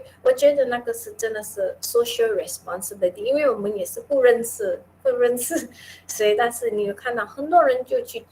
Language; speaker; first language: Chinese; non-native, local second language; Min Nan Chinese